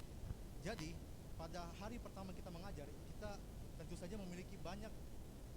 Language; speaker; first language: Indonesian; native; Indonesian